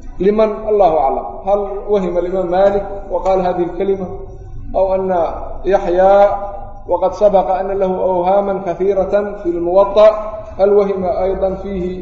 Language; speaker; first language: Arabic; non-native, local second language; Somali